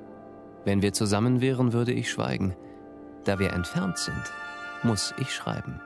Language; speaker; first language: German; native; German